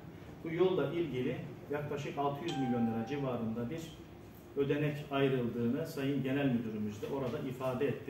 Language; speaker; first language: Turkish; native; Turkish